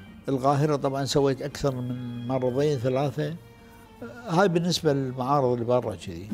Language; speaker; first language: Arabic; native; Arabic